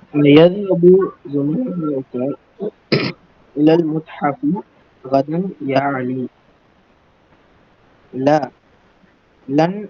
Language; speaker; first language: Arabic; non-native, learner; Tamil